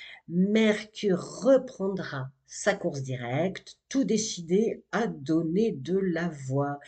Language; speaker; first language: French; native; French